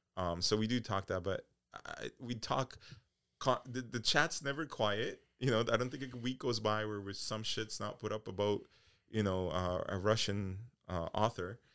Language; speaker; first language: English; early bilingual, other home language; Polish